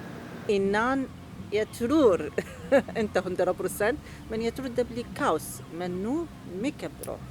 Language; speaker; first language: Swedish; non-native, learner; Arabic